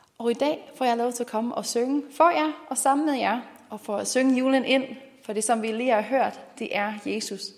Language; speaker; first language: Danish; non-native, fluent; English